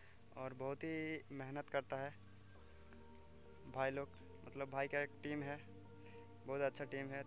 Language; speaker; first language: Hindi; non-native, local second language; Bangla